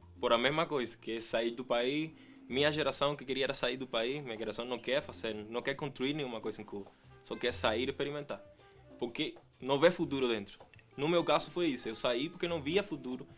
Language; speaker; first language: Portuguese; non-native, fluent; Spanish